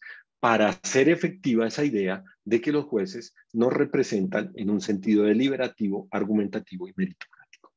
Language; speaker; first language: Spanish; native; Spanish